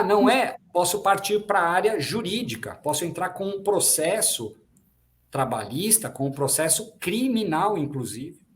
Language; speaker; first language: Portuguese; native; Portuguese